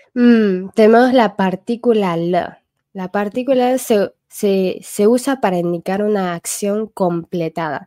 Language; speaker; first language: Spanish; non-native, fluent; Chinese